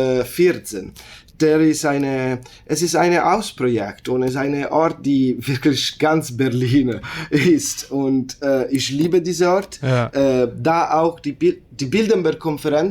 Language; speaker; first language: German; non-native, learner; Italian